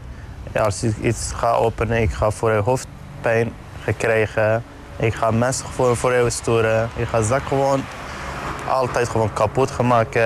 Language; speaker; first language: Dutch; non-native, learner; Arabic